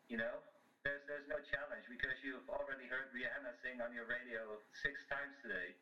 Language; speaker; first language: English; non-native, fluent; Dutch